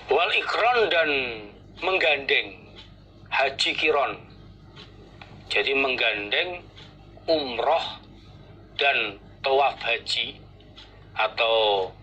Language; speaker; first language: Indonesian; non-native, local second language; Javanese